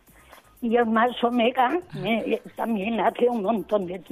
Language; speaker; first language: Spanish; non-native, local second language; Catalan